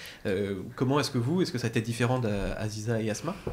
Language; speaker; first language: French; native; French